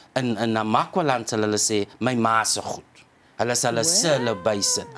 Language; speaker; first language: Afrikaans; native; Afrikaans